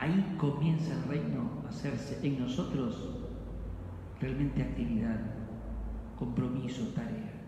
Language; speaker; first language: Spanish; native; Spanish